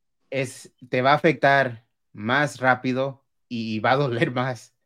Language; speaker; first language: Spanish; early bilingual, heritage; Spanish